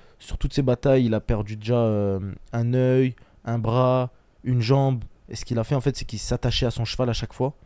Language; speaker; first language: French; early bilingual, other home language; Chechen